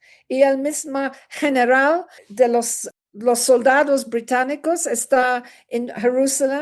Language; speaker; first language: Spanish; non-native, learner; English